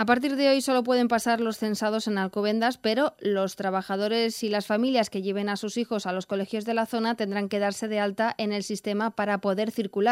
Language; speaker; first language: Spanish; native; Spanish